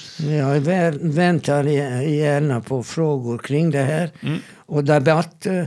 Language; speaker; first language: Swedish; non-native, fluent; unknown